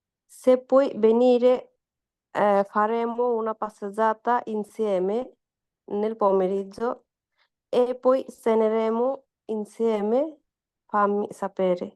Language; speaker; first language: Italian; non-native, learner; Bangla